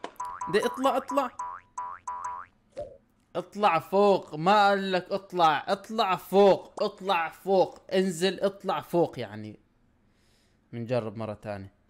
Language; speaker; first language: Arabic; native; Arabic